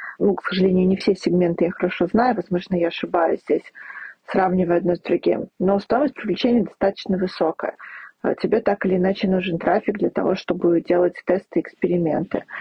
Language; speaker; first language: Russian; native; Russian